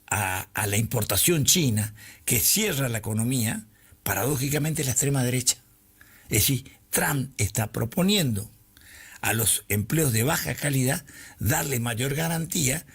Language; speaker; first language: Spanish; native; Spanish